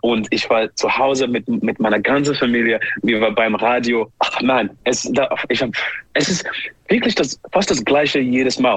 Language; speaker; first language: German; non-native, learner; English